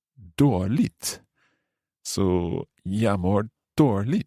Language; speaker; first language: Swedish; non-native, learner; English